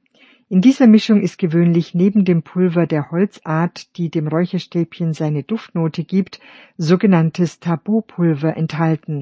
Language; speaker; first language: German; native; German